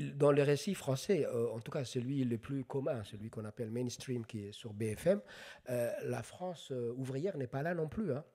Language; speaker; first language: French; non-native, local second language; Somali